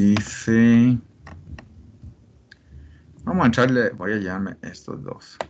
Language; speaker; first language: Spanish; native; Spanish